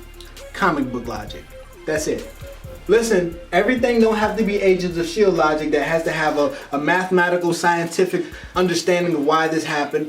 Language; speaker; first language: English; native; English